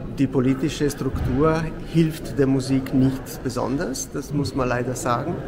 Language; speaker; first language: German; non-native, fluent; Italian